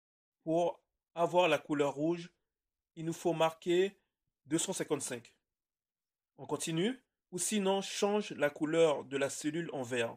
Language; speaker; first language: French; native; French